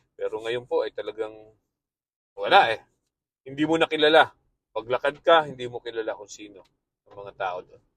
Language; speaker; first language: Filipino; native; Filipino